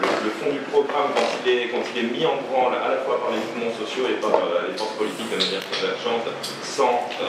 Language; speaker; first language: French; native; French